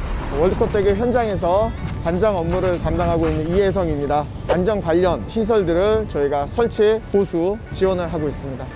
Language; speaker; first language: Korean; native; Korean